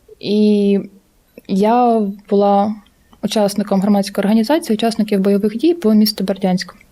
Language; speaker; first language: Ukrainian; non-native, local second language; Russian